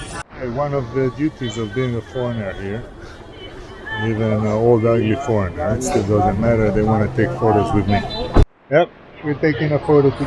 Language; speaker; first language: English; non-native, fluent; Hebrew